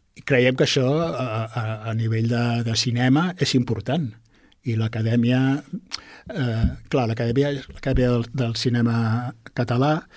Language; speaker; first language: Catalan; native; Catalan